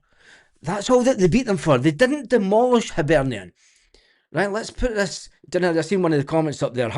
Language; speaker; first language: English; native; English